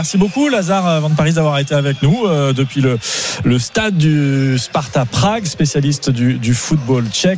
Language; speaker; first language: French; native; French